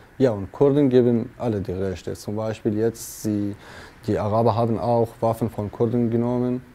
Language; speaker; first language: German; non-native, learner; Kurdish